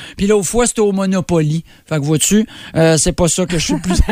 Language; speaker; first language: French; native; French